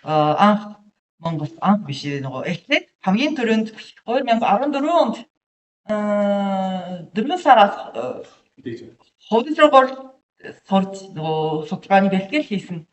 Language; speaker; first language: Mongolian; non-native, learner; Japanese